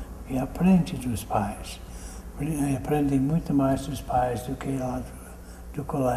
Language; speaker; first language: Portuguese; non-native, fluent; English